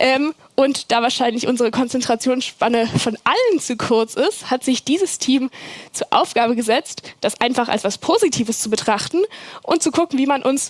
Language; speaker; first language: German; native; German